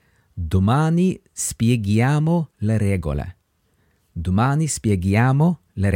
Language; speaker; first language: Italian; non-native, fluent; English